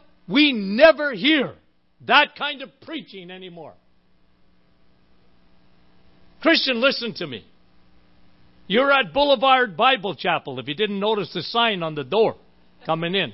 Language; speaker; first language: English; native; English